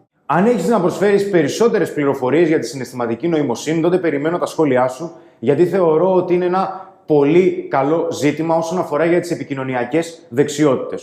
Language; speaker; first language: Greek; native; Greek